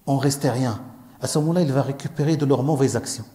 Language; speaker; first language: French; non-native, local second language; Arabic